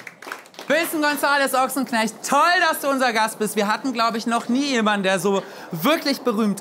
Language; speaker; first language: German; native; German